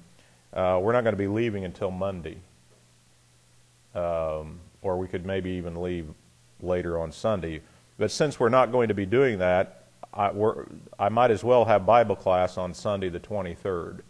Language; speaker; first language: English; native; English